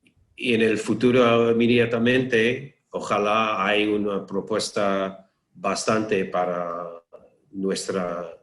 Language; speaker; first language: Spanish; non-native, learner; English